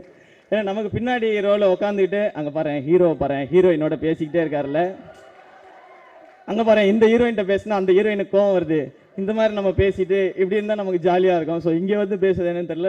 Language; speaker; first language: Tamil; native; Tamil